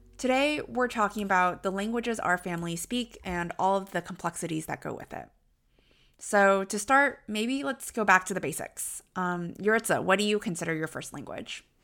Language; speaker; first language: English; early bilingual, other home language; Chinese